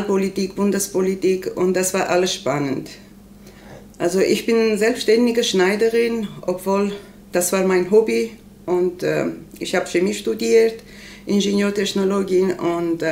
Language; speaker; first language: German; non-native, learner; Armenian